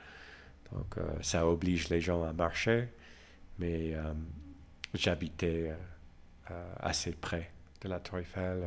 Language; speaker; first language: French; non-native, fluent; English